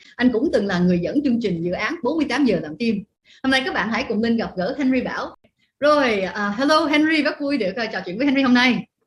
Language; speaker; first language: Vietnamese; early bilingual, heritage; Vietnamese